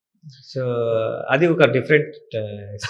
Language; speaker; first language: Telugu; non-native, learner; Kannada